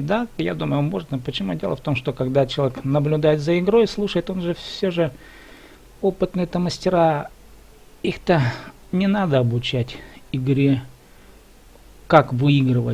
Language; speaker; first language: Russian; native; Russian